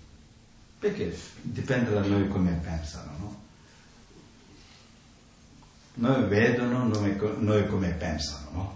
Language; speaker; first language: Italian; non-native, learner; Tibetan